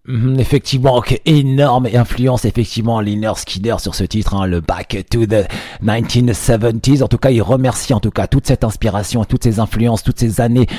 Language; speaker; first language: French; native; French